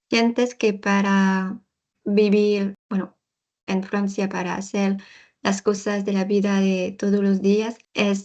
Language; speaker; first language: Spanish; non-native, learner; French